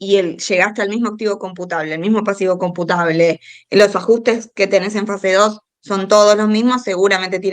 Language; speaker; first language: Spanish; native; Spanish